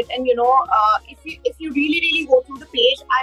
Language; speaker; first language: English; non-native, local second language; Hindi